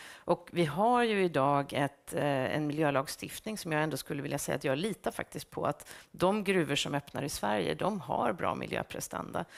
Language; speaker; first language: Swedish; native; Swedish